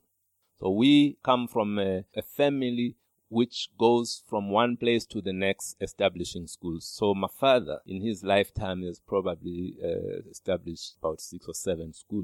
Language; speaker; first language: English; non-native, local second language; Xhosa